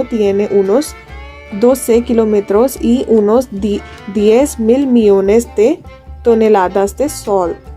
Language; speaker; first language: Spanish; non-native, learner; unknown